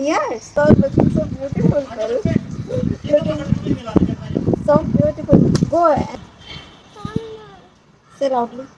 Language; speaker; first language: English; non-native, learner; Hindi